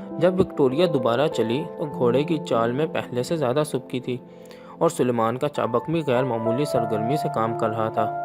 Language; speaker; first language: Urdu; native; Urdu